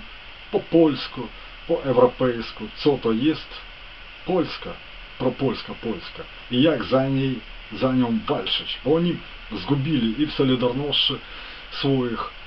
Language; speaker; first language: Polish; non-native, fluent; Ukrainian